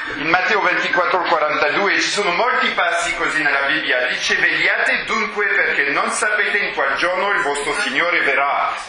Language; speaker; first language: Italian; non-native, fluent; French